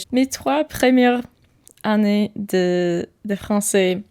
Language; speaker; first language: French; non-native, learner; English